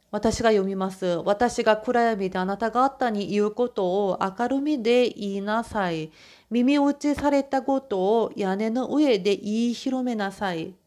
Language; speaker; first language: Japanese; non-native, fluent; Korean